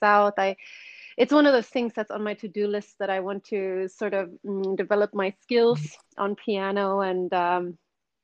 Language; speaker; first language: English; non-native, fluent; Swedish